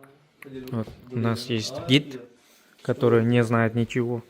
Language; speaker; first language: Russian; non-native, fluent; Uzbek